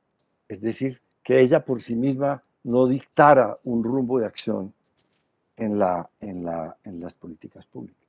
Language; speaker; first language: Spanish; native; Spanish